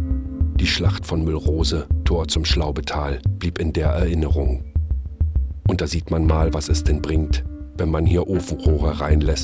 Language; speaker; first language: German; native; German